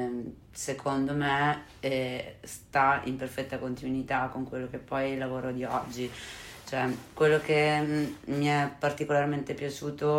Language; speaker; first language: Italian; native; Italian